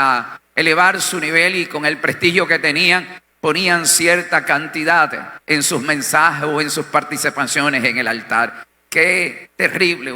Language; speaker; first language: Spanish; native; Spanish